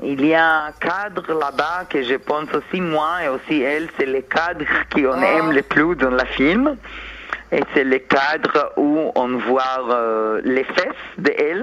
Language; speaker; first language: French; non-native, learner; Hebrew